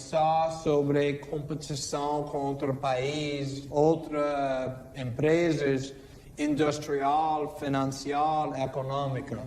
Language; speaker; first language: Portuguese; non-native, fluent; English